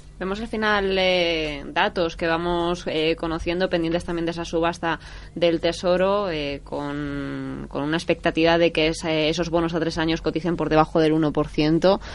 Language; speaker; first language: Spanish; native; Spanish